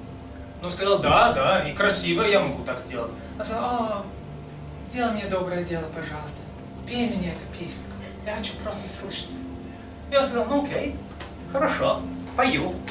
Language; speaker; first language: Russian; non-native, fluent; English